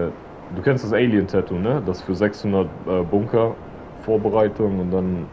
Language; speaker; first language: German; native; German